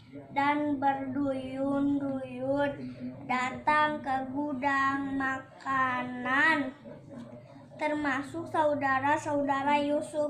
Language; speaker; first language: Indonesian; native; Indonesian